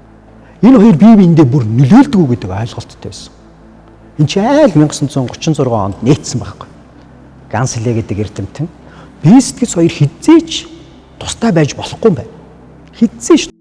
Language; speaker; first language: Mongolian; native; Mongolian